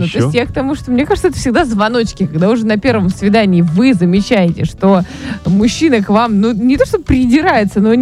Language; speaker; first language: Russian; native; Russian